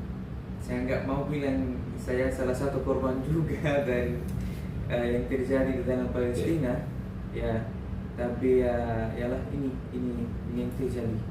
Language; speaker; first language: Indonesian; non-native, learner; Arabic